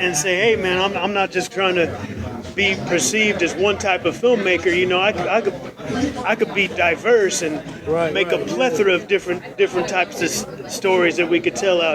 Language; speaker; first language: English; native; English